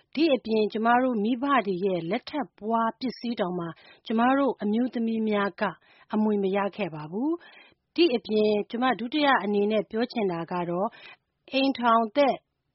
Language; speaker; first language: Burmese; non-native, local second language; Hakha Chin